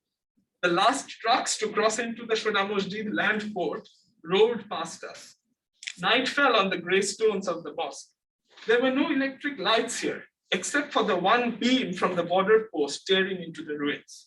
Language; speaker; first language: English; non-native, local second language; Bangla